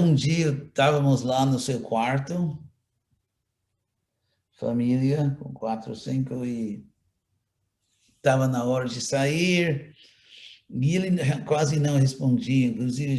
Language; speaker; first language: Portuguese; non-native, fluent; English